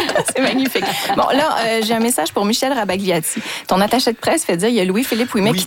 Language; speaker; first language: French; native; French